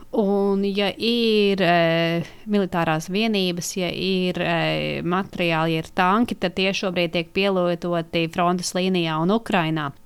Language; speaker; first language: Latvian; native; Latvian